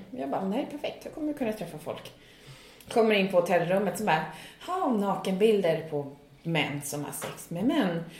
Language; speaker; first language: Swedish; native; Swedish